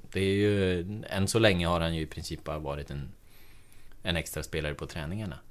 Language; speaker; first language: Swedish; native; Swedish